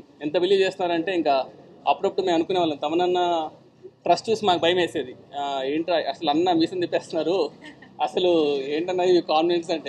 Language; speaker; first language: Telugu; native; Telugu